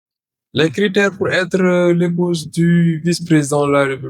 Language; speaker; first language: French; non-native, local second language; Wolof